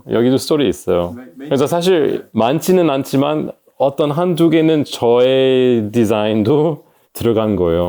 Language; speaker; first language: Korean; non-native, fluent; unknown